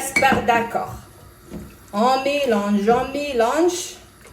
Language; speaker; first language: French; non-native, local second language; Arabic